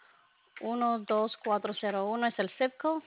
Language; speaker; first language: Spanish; early bilingual, other home language; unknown